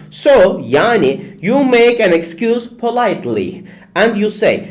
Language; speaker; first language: English; non-native, fluent; Turkish